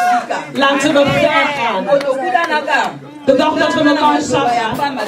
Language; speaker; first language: Dutch; non-native, fluent; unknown